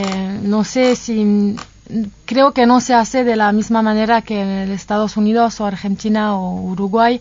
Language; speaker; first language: Spanish; non-native, fluent; French